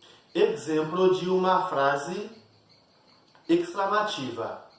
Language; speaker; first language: Portuguese; non-native, fluent; Haitian Creole